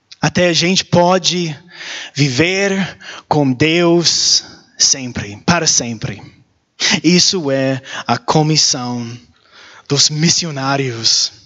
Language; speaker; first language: Portuguese; non-native, learner; English